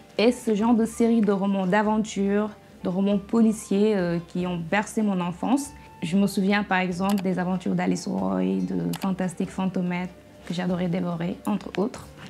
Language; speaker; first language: French; non-native, local second language; Fula